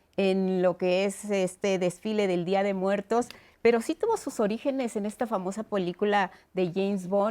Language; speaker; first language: Spanish; native; Spanish